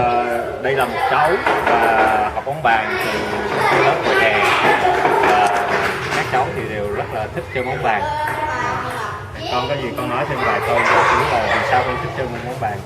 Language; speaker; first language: Vietnamese; native; Vietnamese